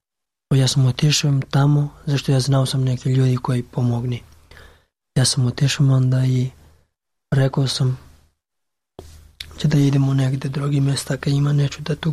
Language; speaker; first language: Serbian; non-native, learner; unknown